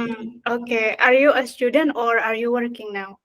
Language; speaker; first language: English; non-native, fluent; Indonesian